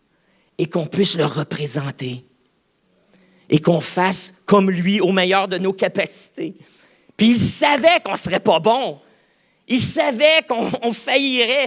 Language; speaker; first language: French; native; French